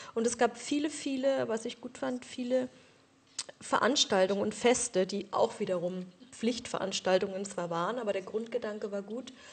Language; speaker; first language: German; native; German